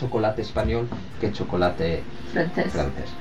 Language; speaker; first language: Spanish; non-native, fluent; Chinese